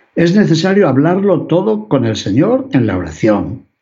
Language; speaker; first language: Spanish; native; Spanish